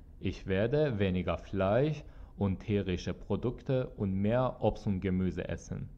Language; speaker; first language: German; non-native, fluent; Persian